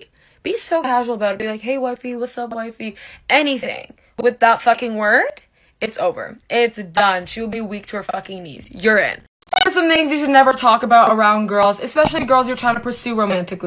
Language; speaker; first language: English; native; English